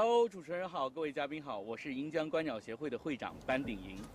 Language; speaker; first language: Chinese; native; Chinese